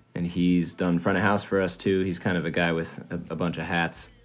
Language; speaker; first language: English; early bilingual, other home language; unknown